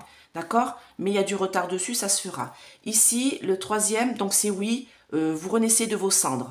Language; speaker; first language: French; native; French